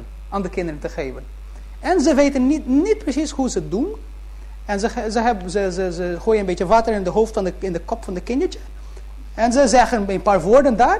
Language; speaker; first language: Dutch; early bilingual, heritage; Dutch